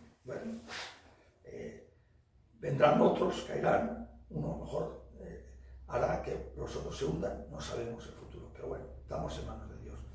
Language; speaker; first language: Spanish; native; Spanish